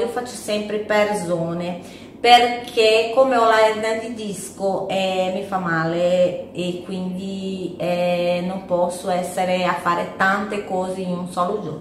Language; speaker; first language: Italian; non-native, fluent; Portuguese